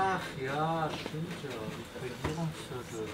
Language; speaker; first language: German; native; German